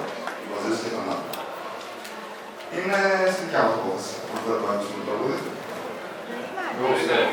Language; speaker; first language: Greek; native; Greek